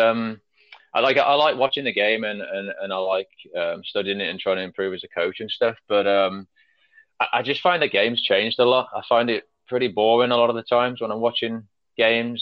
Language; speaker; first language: English; native; English